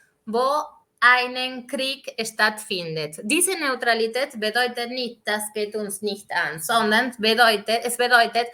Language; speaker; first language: German; non-native, fluent; Spanish